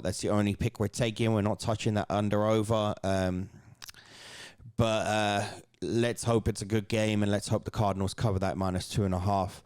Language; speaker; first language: English; native; English